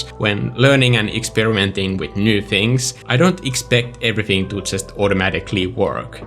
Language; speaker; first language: English; non-native, fluent; Finnish